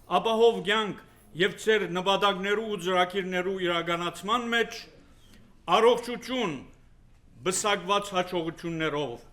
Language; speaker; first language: Armenian; native; Armenian